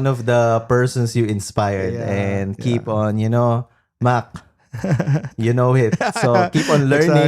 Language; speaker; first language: English; non-native, local second language; Filipino